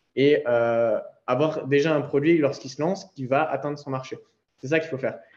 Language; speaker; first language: French; native; French